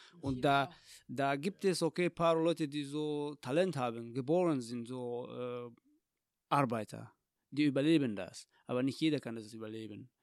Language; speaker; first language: German; non-native, fluent; Tajik